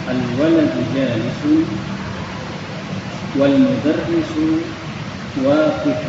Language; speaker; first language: Arabic; non-native, learner; Indonesian